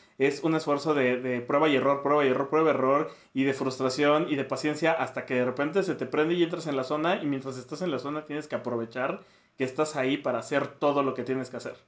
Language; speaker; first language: Spanish; native; Spanish